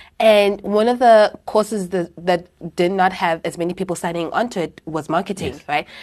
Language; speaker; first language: English; non-native, local second language; Xhosa